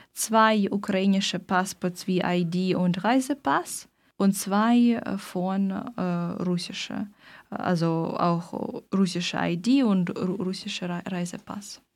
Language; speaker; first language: German; non-native, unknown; Ukrainian